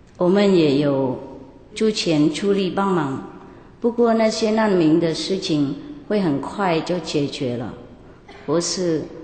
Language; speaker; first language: Chinese; non-native, fluent; Vietnamese